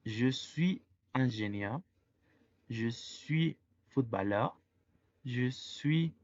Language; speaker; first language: French; non-native, fluent; Spanish